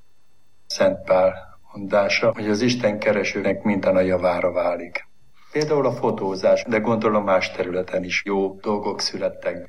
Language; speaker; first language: Hungarian; native; Hungarian